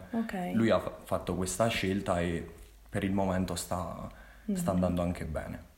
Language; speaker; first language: Italian; native; Italian